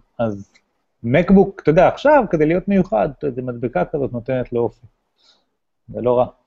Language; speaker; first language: Hebrew; native; Hebrew